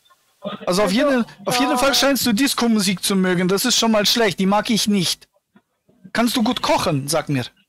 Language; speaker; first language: German; native; German